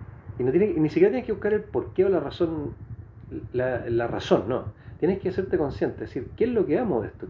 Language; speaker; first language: Spanish; native; Spanish